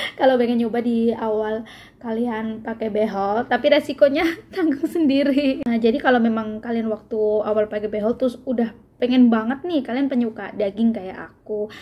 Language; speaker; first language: Indonesian; native; Indonesian